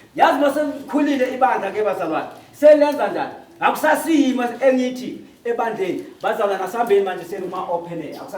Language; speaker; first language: Zulu; non-native, local second language; Southern Sotho